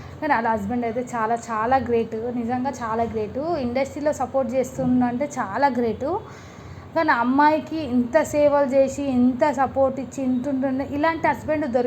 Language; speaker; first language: Telugu; native; Telugu